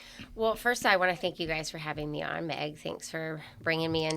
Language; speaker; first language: English; native; English